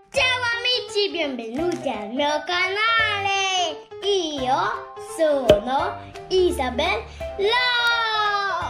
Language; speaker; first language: Italian; early bilingual, other home language; Spanish